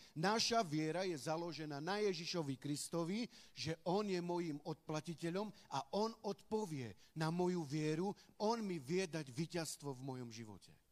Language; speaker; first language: Slovak; non-native, local second language; Romany